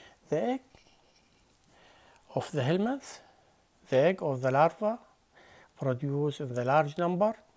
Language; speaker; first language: English; non-native, fluent; Arabic